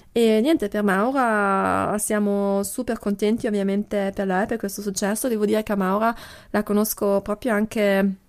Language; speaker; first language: Italian; non-native, local second language; German